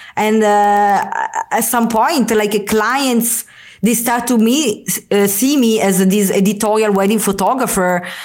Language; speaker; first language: English; non-native, fluent; Italian